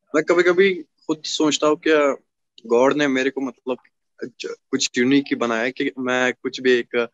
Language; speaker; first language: Hindi; native; Hindi